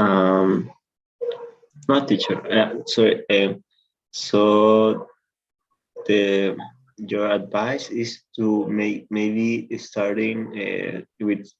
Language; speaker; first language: English; non-native, learner; Spanish